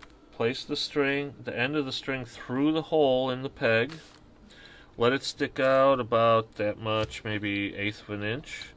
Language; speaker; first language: English; native; English